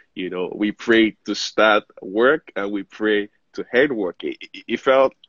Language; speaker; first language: English; non-native, local second language; Yoruba